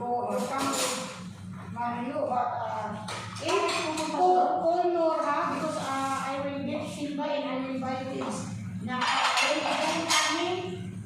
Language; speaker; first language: English; non-native, learner; Filipino